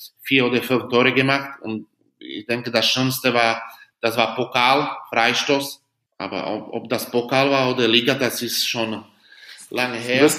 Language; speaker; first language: German; non-native, learner; Slovak